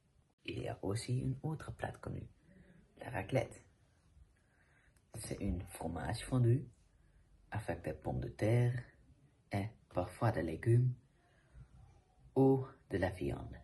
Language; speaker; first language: French; non-native, learner; Dutch